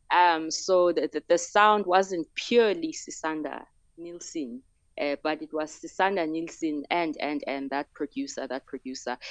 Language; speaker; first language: English; non-native, local second language; Xhosa